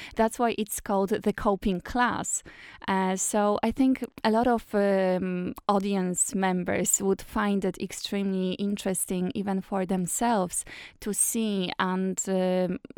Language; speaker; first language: English; non-native, fluent; Polish